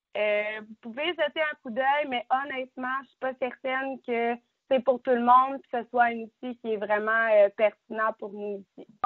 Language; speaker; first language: French; native; French